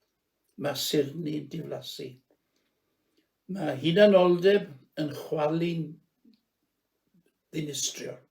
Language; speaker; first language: Welsh; native; Welsh